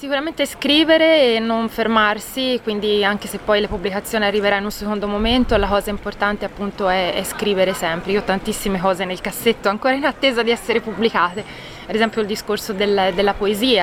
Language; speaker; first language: Italian; native; Italian